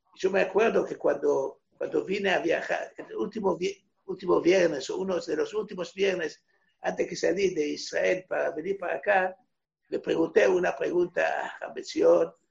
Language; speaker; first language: Spanish; non-native, fluent; Hebrew